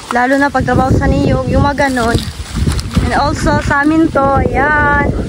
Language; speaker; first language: Filipino; non-native, local second language; Cebuano